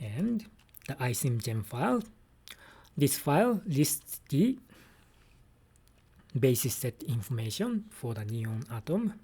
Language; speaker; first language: English; non-native, fluent; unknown